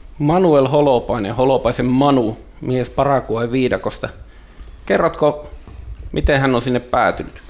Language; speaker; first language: Finnish; native; Finnish